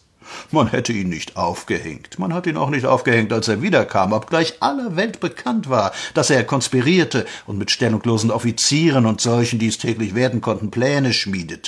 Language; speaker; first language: German; native; German